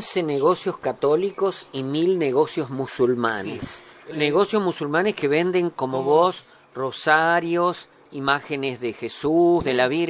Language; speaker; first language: Spanish; native; Spanish